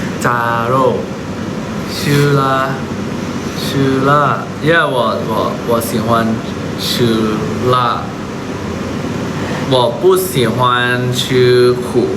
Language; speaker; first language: Chinese; non-native, learner; Thai